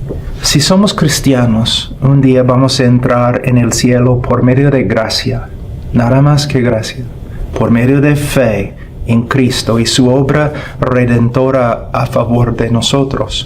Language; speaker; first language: Spanish; non-native, fluent; English